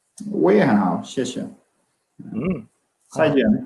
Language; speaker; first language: Chinese; non-native, learner; Swedish